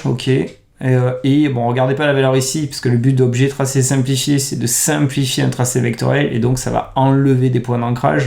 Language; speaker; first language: French; native; French